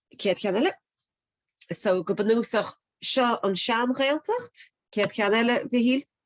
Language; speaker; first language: Irish; native; Irish